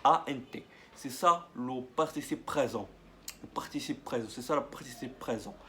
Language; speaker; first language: French; non-native, learner; Arabic